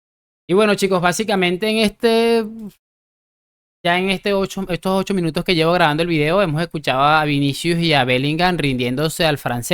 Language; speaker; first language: Spanish; native; Spanish